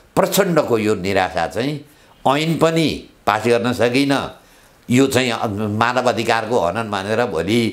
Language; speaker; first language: Nepali; native; Nepali